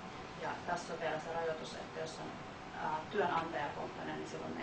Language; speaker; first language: Finnish; native; Finnish